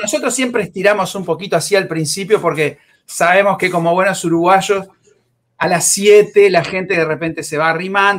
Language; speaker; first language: Spanish; native; Spanish